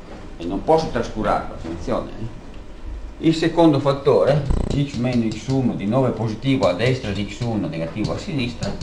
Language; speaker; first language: Italian; native; Italian